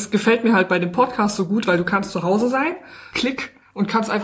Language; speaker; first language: German; native; German